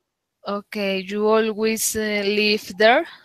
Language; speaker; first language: English; non-native, learner; Spanish